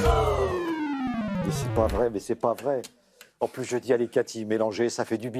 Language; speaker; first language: French; native; French